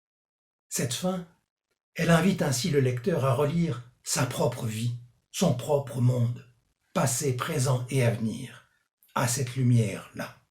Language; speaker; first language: French; native; French